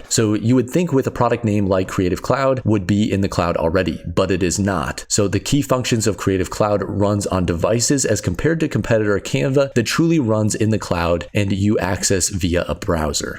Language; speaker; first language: English; native; English